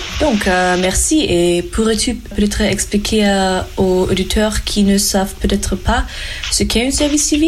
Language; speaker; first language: French; non-native, fluent; German